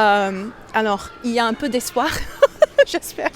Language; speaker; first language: French; non-native, fluent; English